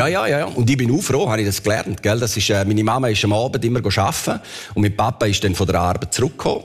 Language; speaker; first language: German; early bilingual, other home language; Italian